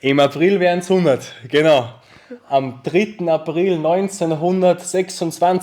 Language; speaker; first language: German; native; German